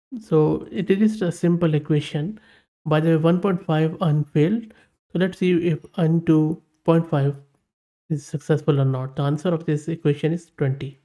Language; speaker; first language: English; non-native, local second language; Urdu